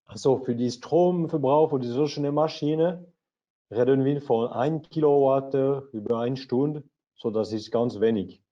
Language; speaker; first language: German; non-native, learner; French